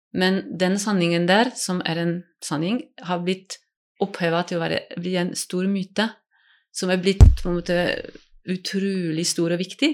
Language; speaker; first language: Norwegian; non-native, fluent; French